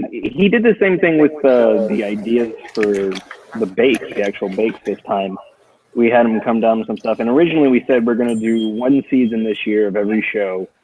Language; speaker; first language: English; native; English